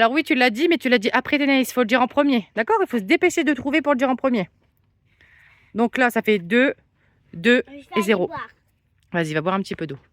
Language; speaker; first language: French; native; French